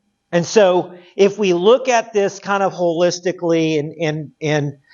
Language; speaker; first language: English; native; English